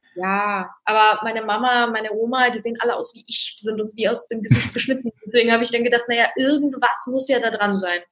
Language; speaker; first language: German; early bilingual, other home language; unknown